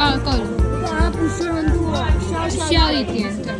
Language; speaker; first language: Chinese; non-native, learner; Hindi